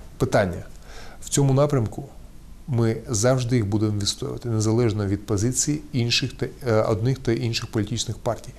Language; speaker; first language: Ukrainian; non-native, local second language; Russian